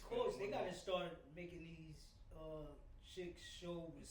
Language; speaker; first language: English; native; English